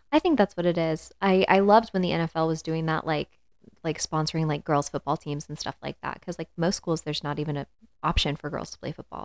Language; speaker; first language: English; native; English